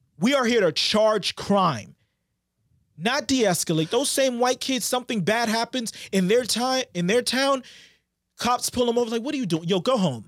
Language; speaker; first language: English; native; English